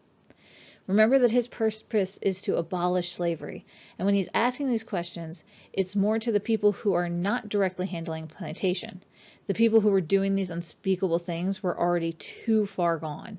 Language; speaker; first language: English; native; English